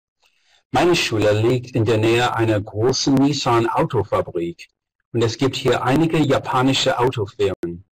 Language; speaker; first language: German; non-native, fluent; English